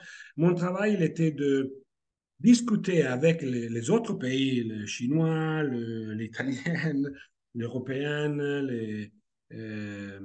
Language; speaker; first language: French; non-native, fluent; Italian